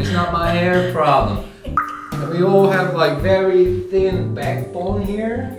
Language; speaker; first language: English; non-native, fluent; Korean